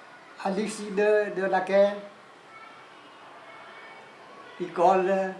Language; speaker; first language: French; non-native, learner; Chinese